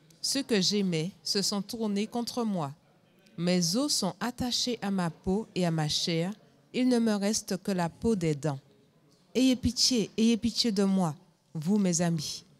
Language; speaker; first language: French; native; French